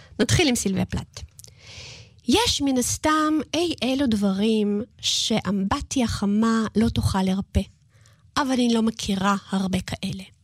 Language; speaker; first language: Hebrew; non-native, fluent; Russian